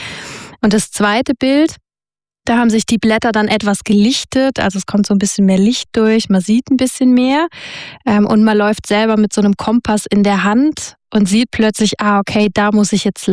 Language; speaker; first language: German; native; German